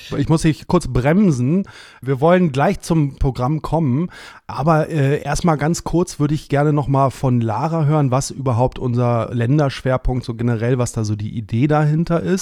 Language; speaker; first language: German; native; German